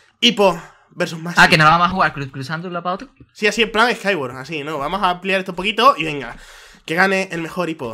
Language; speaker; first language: Spanish; native; Spanish